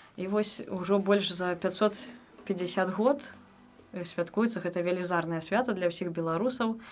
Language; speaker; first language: Belarusian; native; Belarusian